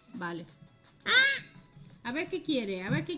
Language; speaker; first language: Spanish; native; Spanish